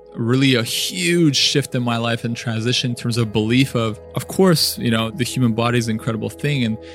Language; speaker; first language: English; early bilingual, other home language; Russian